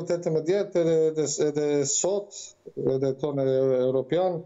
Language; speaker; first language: Albanian; non-native, learner; Croatian